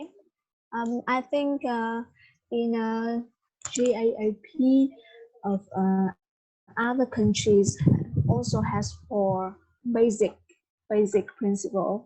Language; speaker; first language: English; non-native, learner; Vietnamese